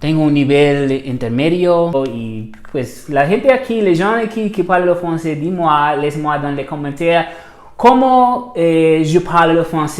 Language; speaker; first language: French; non-native, learner; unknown